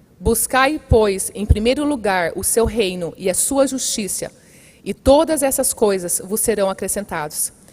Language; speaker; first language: Portuguese; native; Portuguese